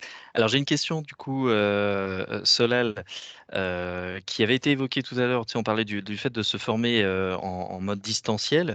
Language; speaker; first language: French; native; French